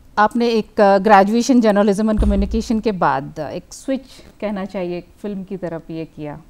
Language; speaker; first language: Hindi; native; Hindi